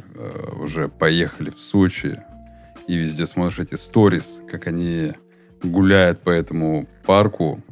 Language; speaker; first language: Russian; native; Russian